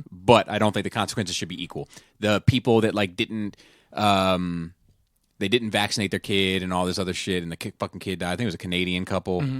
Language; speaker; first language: English; native; English